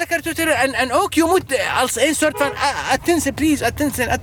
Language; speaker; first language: Dutch; non-native, learner; Arabic